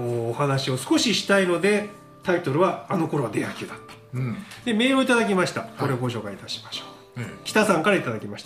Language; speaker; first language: Japanese; native; Japanese